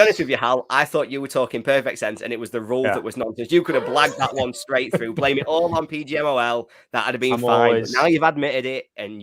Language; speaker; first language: English; native; English